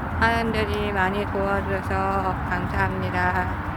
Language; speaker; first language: Korean; non-native, learner; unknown